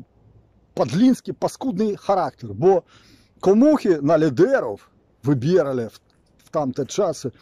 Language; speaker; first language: Polish; non-native, fluent; Ukrainian